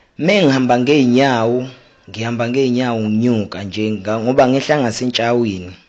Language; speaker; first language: Zulu; native; Zulu